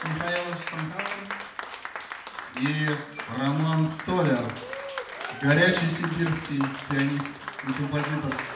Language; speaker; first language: Russian; native; Russian